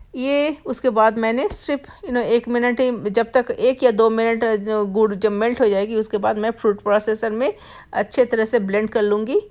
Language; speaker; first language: Hindi; non-native, local second language; Bangla